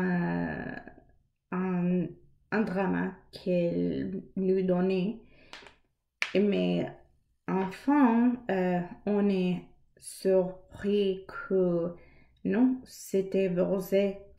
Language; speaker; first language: French; non-native, learner; English